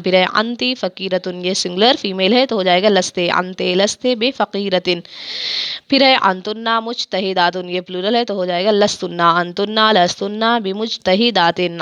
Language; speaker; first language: Urdu; native; Urdu